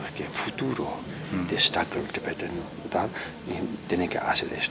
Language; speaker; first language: Spanish; non-native, learner; Tibetan